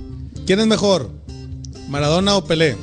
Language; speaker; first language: Spanish; native; Spanish